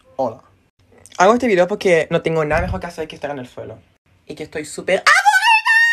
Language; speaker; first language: Spanish; native; Spanish